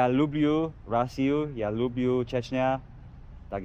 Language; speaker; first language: Russian; non-native, learner; English